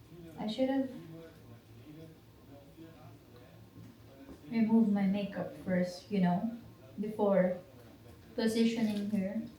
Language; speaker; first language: English; non-native, local second language; Filipino